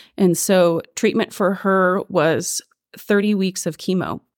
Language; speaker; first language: English; native; English